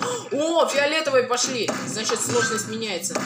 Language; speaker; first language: Russian; native; Russian